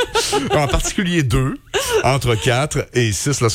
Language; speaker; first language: French; native; French